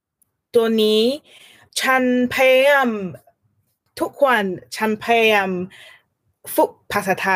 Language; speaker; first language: Thai; non-native, learner; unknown